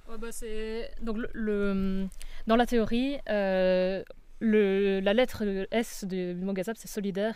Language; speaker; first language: French; native; French